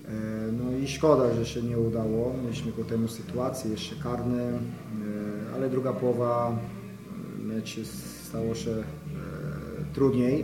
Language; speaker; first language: Polish; non-native, fluent; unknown